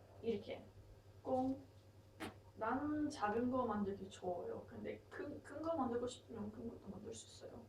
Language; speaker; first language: Korean; non-native, learner; English